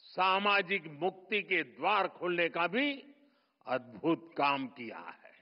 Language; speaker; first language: Hindi; non-native, local second language; Gujarati